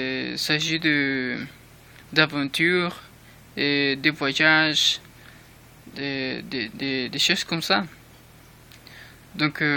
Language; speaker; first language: French; non-native, learner; Spanish